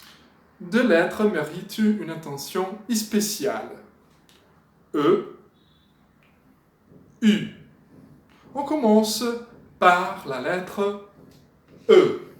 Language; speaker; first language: French; non-native, fluent; Portuguese